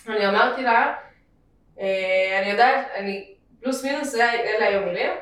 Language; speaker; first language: Hebrew; early bilingual, other home language; Russian